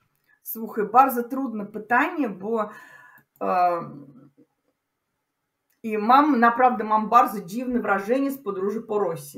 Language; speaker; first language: Polish; non-native, learner; Russian